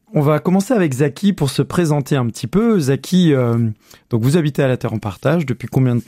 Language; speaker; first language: French; native; French